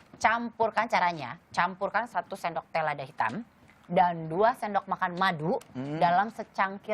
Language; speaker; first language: Indonesian; native; Indonesian